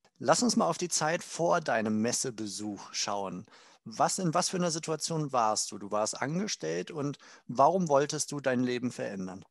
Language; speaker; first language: German; native; German